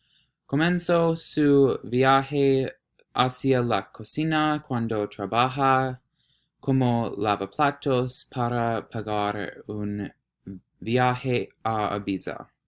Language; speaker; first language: Spanish; non-native, learner; English